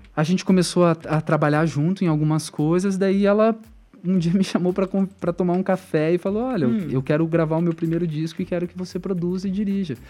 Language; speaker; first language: Portuguese; native; Portuguese